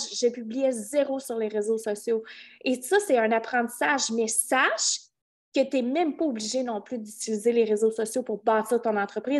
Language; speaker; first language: French; native; French